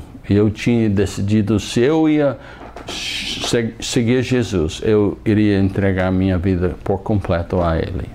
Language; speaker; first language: Portuguese; non-native, fluent; English